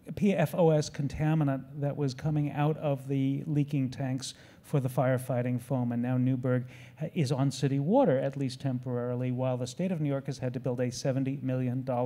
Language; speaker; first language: English; native; English